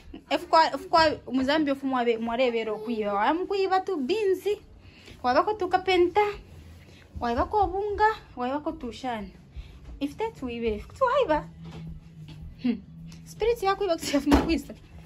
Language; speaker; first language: English; native; English